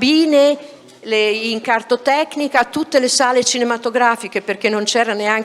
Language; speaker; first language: Italian; native; Italian